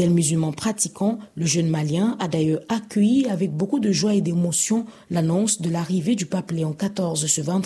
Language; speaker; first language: French; native; French